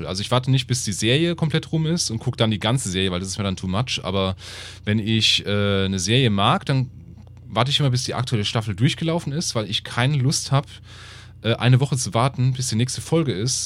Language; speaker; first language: German; native; German